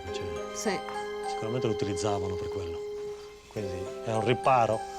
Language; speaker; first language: Italian; native; Italian